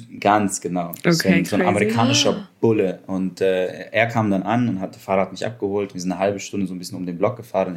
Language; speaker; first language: German; early bilingual, other home language; Russian